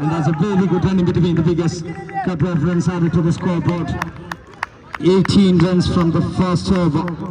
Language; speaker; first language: English; non-native, local second language; Malayalam